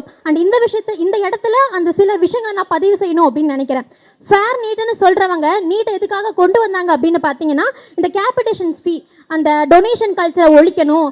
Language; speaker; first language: Tamil; native; Tamil